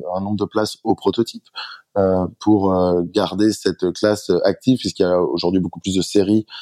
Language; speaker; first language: French; native; French